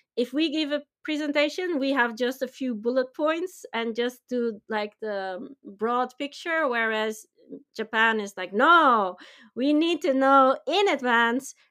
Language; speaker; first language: English; non-native, fluent; Dutch